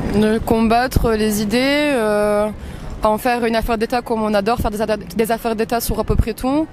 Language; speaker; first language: French; native; French